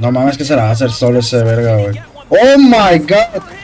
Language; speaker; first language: Spanish; native; Spanish